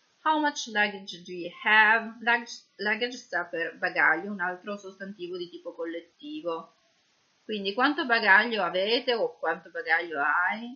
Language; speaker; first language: Italian; native; Italian